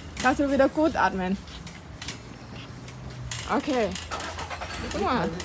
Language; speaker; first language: German; non-native, learner; Thai